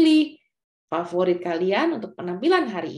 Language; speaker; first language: Indonesian; native; Indonesian